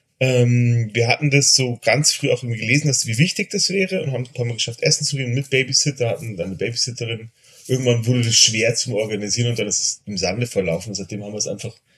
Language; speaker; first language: German; native; German